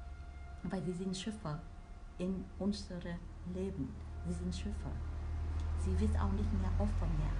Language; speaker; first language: German; non-native, learner; Vietnamese